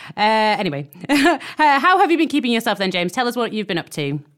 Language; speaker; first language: English; native; English